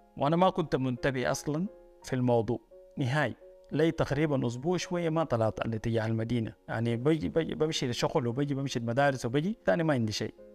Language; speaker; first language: Arabic; native; Arabic